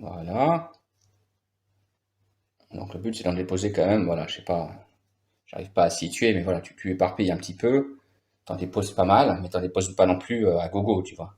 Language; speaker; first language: French; native; French